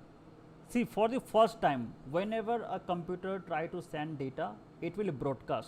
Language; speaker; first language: English; non-native, local second language; Hindi